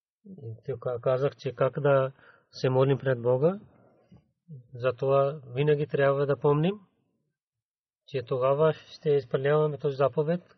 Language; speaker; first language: Bulgarian; non-native, learner; Urdu